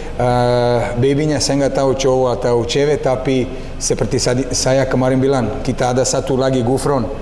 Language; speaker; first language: Indonesian; non-native, learner; Serbian